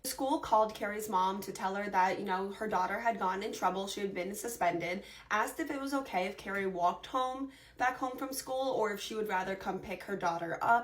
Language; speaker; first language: English; native; English